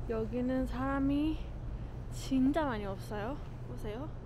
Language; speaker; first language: Korean; non-native, fluent; Persian